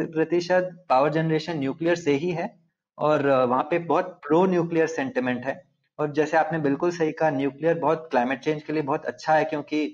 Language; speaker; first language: Hindi; non-native, local second language; Telugu